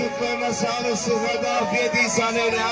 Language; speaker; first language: Turkish; native; Turkish